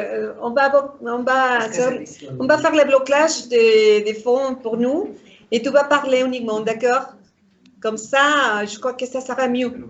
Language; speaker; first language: French; non-native, fluent; Spanish